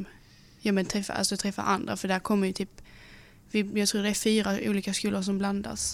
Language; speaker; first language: Swedish; native; Swedish